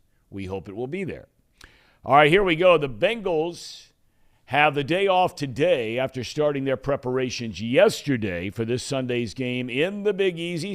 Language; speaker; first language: English; native; English